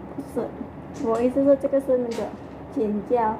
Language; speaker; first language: Chinese; non-native, fluent; Indonesian